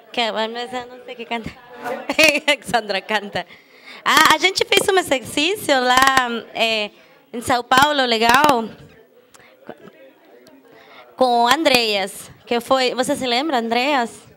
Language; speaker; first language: Portuguese; non-native, fluent; German